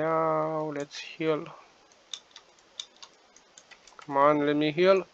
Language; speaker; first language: English; non-native, fluent; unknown